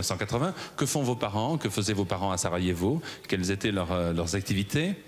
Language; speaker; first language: French; native; French